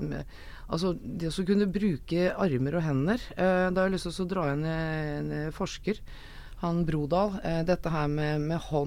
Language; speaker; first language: Norwegian; native; Norwegian